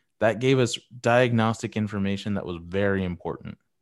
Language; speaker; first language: English; early bilingual, other home language; Spanish